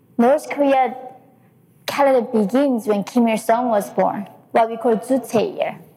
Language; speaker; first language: English; early bilingual, other home language; Korean